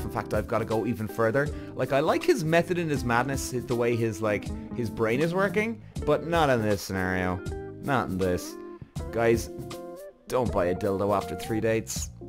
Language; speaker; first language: English; native; English